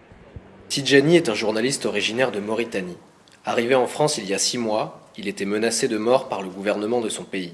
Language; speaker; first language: French; native; French